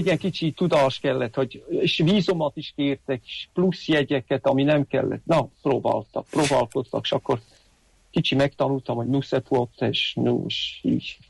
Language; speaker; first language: Hungarian; non-native, fluent; Swiss German